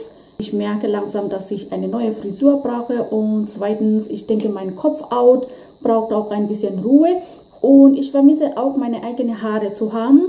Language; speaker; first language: German; non-native, fluent; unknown